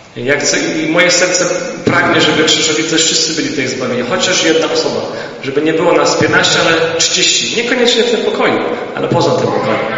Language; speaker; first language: Polish; early bilingual, heritage; Polish